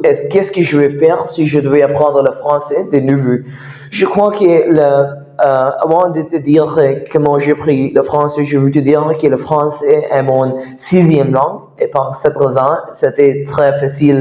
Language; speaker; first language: French; non-native, learner; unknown